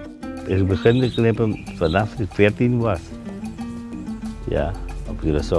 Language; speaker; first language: Dutch; non-native, local second language; Papiamento